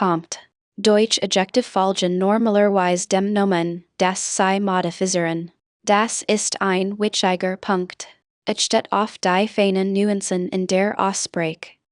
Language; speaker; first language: German; non-native, fluent; English